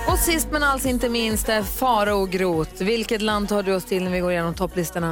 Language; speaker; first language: Swedish; native; Swedish